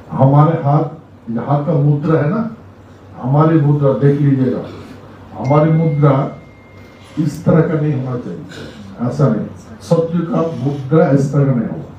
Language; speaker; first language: Hindi; non-native, local second language; Rangpuri